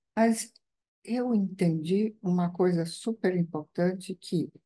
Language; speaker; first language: Portuguese; non-native, fluent; Italian